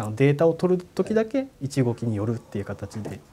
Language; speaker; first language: Japanese; native; Japanese